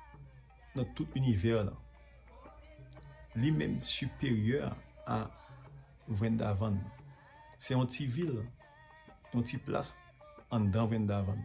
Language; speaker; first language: French; non-native, local second language; Haitian Creole